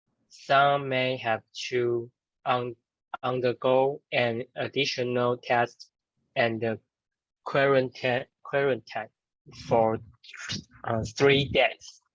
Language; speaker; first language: English; non-native, learner; Chinese